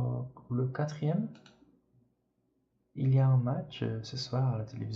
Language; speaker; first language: French; non-native, fluent; Portuguese